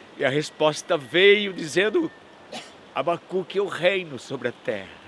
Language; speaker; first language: Portuguese; native; Portuguese